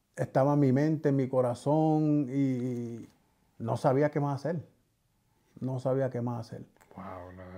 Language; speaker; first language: Spanish; early bilingual, heritage; Spanish